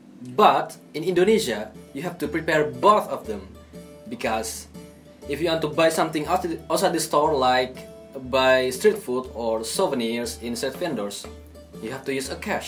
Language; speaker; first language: English; non-native, learner; Indonesian